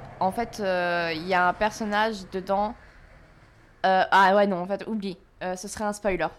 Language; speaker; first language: French; native; French